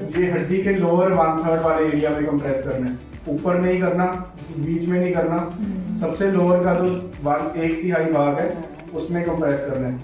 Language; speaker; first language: Hindi; native; Hindi